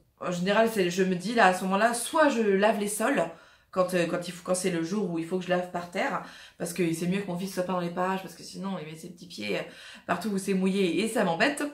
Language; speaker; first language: French; native; French